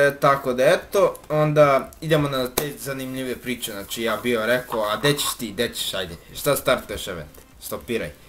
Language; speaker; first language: Serbian; early bilingual, heritage; Bosnian